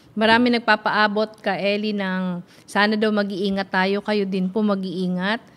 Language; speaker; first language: Filipino; non-native, local second language; Bikol